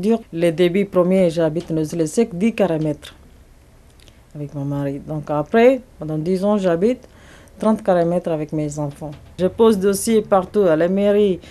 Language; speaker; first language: French; non-native, learner; Tamil